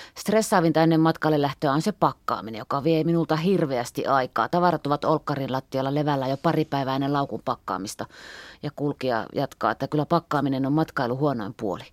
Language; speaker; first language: Finnish; native; Finnish